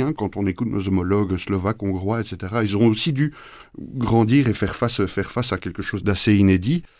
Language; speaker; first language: French; native; French